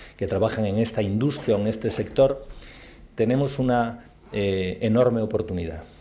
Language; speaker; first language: Spanish; native; Spanish